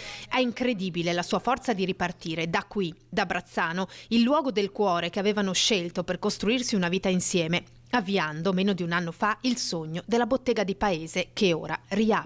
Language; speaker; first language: Italian; native; Italian